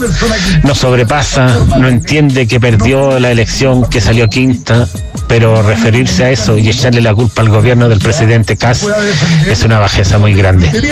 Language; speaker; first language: Spanish; native; Spanish